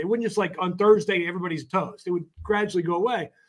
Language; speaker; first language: English; native; English